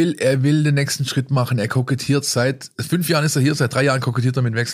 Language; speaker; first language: German; native; German